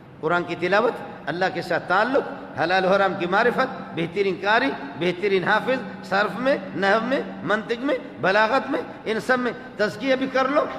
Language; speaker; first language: Urdu; non-native, local second language; Baluchi